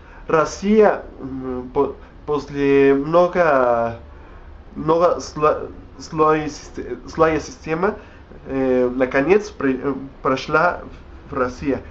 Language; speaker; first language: Russian; non-native, learner; Spanish